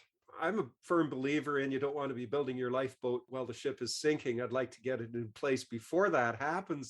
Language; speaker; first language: English; native; English